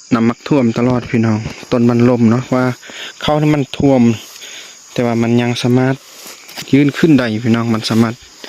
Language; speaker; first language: Lao; non-native, local second language; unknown